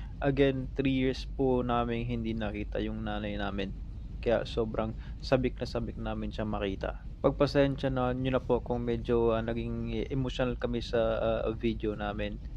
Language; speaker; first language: Filipino; non-native, local second language; Cebuano